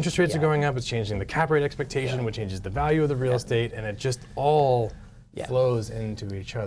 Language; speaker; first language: English; native; English